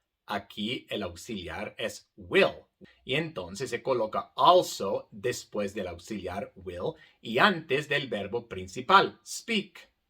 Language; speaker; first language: Spanish; non-native, fluent; English